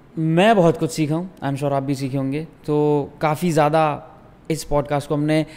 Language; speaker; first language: Hindi; native; Hindi